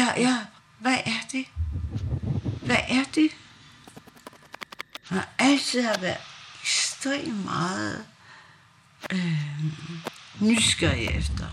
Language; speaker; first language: Danish; non-native, local second language; Kalaallisut